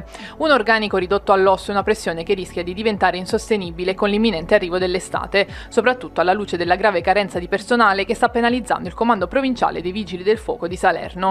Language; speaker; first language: Italian; native; Italian